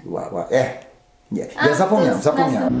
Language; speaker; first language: Polish; early bilingual, heritage; Polish